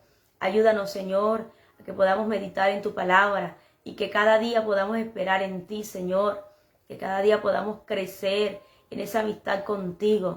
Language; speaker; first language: Spanish; native; Spanish